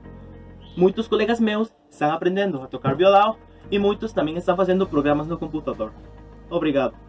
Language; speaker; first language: Portuguese; non-native, learner; Spanish